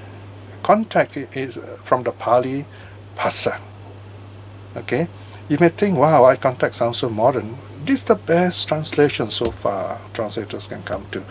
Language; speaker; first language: English; native; English